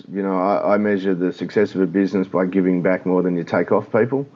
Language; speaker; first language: English; native; English